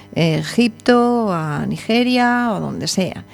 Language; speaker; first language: Spanish; native; Spanish